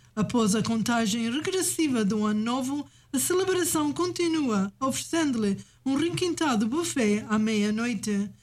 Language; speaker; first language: Portuguese; native; Portuguese